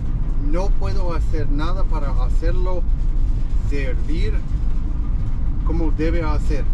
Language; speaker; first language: Spanish; non-native, fluent; English